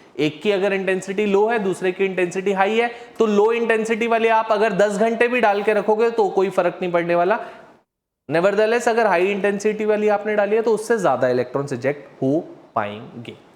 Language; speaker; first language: Hindi; native; Hindi